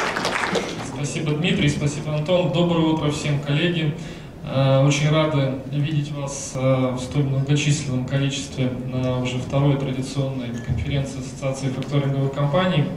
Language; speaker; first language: Russian; native; Russian